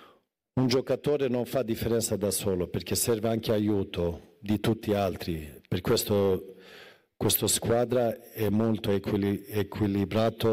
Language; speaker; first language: Italian; non-native, fluent; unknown